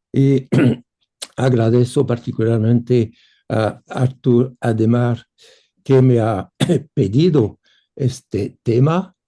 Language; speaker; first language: Spanish; non-native, fluent; French